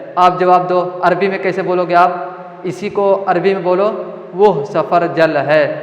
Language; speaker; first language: Urdu; non-native, local second language; Malayalam